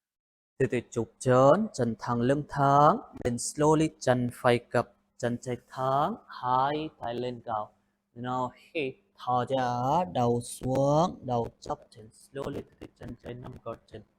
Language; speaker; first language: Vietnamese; non-native, learner; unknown